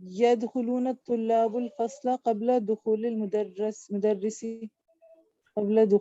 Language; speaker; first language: Arabic; non-native, learner; Urdu